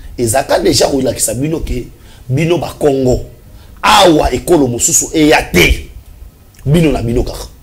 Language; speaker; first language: Lingala; non-native, local second language; Swahili